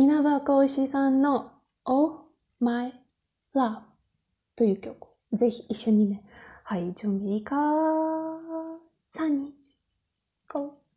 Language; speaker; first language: Japanese; non-native, learner; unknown